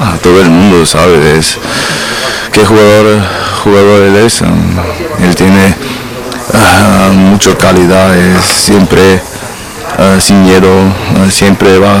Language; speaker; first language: Spanish; non-native, learner; German